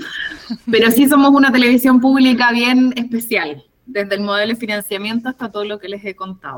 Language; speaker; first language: Spanish; native; Spanish